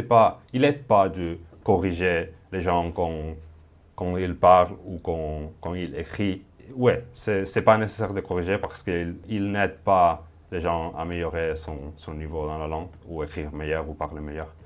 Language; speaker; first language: French; non-native, fluent; Spanish